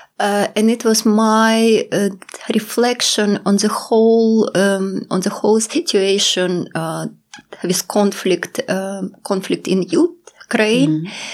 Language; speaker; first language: English; non-native, fluent; Russian